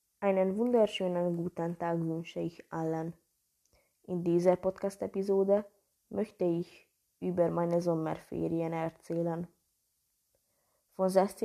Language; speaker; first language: German; non-native, learner; Hungarian